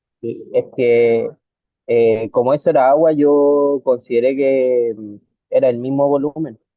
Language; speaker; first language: Spanish; native; Spanish